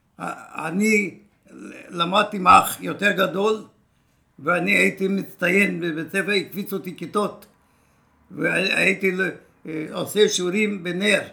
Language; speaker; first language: Hebrew; non-native, fluent; Romanian